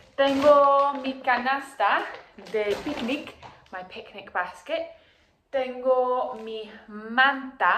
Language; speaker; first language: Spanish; non-native, fluent; English